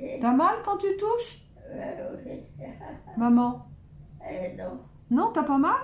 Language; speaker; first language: French; native; French